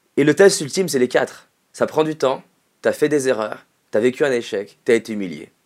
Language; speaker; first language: French; native; French